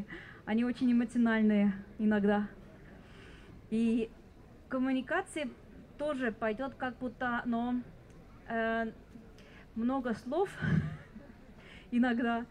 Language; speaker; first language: Russian; non-native, fluent; Estonian